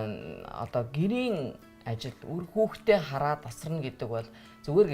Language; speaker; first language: Mongolian; native; Mongolian